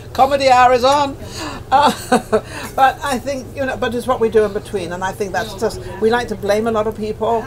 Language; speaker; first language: English; native; English